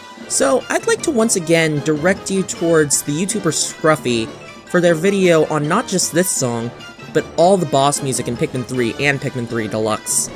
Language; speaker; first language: English; native; English